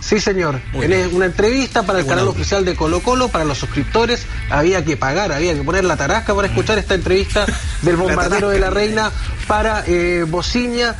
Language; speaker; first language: Spanish; native; Spanish